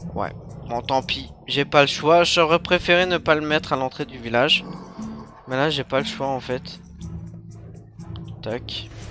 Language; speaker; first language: French; native; French